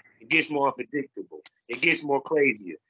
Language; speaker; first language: English; native; English